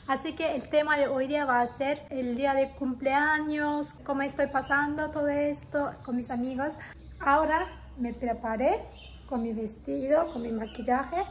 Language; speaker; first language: Spanish; non-native, fluent; Turkish